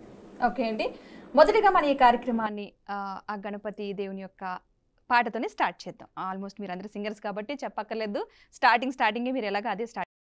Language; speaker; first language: Telugu; native; Telugu